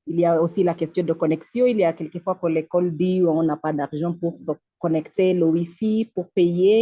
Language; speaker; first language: French; non-native, fluent; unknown